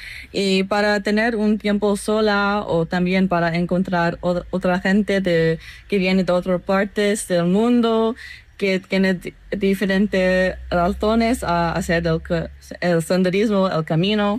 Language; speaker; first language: Spanish; non-native, learner; English